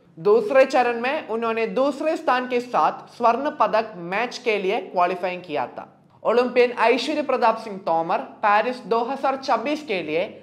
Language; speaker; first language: Hindi; non-native, local second language; Malayalam